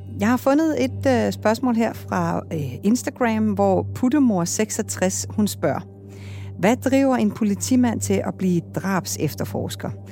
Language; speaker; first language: Danish; native; Danish